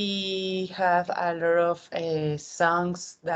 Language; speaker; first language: English; non-native, learner; Spanish